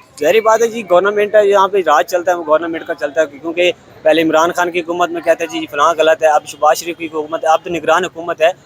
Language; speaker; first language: Urdu; non-native, local second language; Punjabi